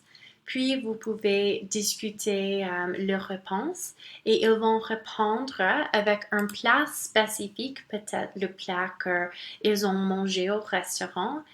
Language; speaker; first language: French; non-native, local second language; English